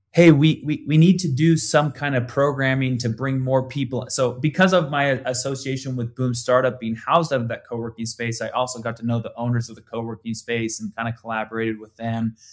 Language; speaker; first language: English; native; English